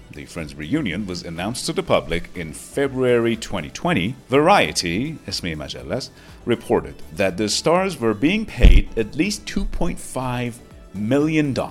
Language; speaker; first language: English; non-native, fluent; Persian